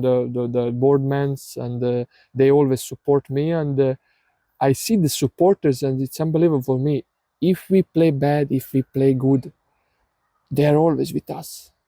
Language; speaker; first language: English; non-native, learner; Serbian